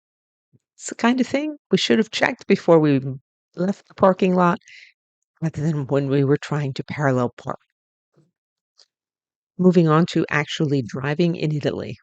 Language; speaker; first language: English; native; English